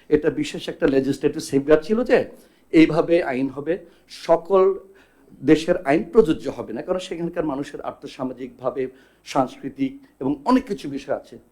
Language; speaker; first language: Bangla; non-native, local second language; Chakma